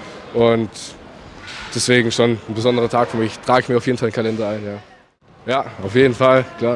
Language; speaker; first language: German; native; German